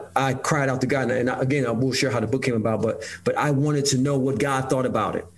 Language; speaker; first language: English; native; English